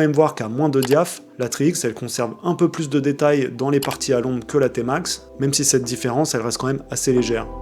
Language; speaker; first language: French; native; French